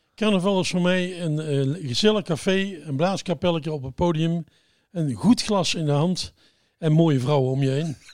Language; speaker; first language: Dutch; native; Dutch